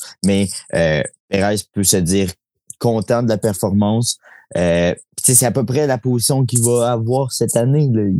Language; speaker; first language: French; native; French